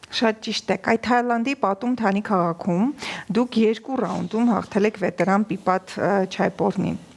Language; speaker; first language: Armenian; native; Armenian